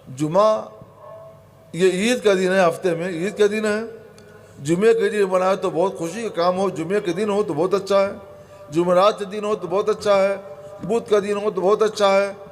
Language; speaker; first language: Urdu; native; Urdu